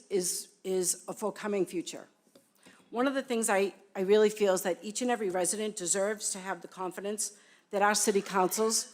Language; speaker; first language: English; native; English